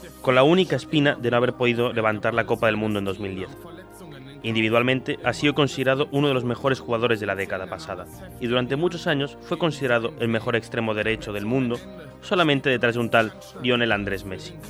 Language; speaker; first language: Spanish; native; Spanish